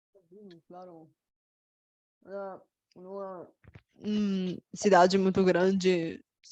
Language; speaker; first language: Portuguese; non-native, fluent; Bulgarian